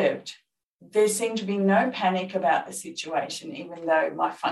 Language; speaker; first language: English; native; English